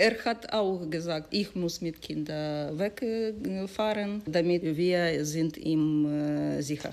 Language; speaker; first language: German; non-native, learner; Ukrainian